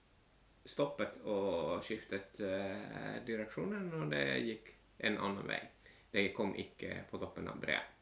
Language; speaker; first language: Norwegian; non-native, fluent; Finnish